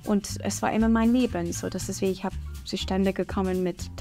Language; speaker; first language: German; non-native, fluent; English